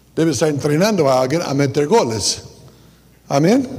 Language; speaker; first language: Spanish; non-native, fluent; English